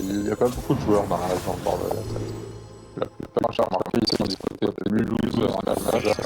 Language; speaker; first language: French; native; French